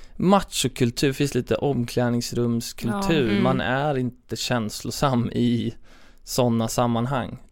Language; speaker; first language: Swedish; native; Swedish